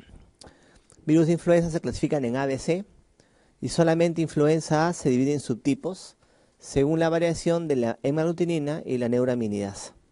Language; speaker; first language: Spanish; native; Spanish